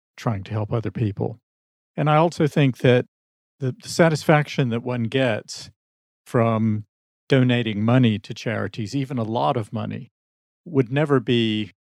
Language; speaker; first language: English; native; English